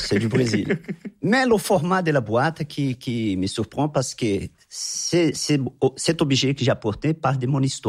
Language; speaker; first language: French; non-native, fluent; Portuguese